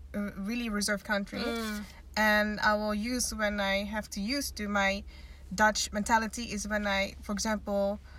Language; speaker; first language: English; non-native, fluent; Dutch